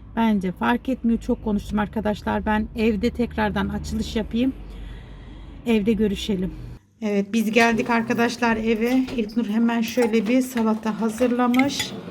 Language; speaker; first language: Turkish; native; Turkish